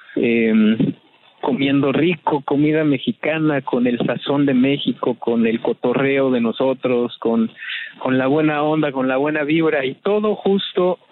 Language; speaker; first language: Spanish; native; Spanish